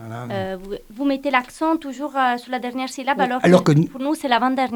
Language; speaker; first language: French; non-native, fluent; Italian